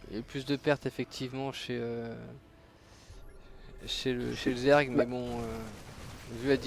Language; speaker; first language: French; native; French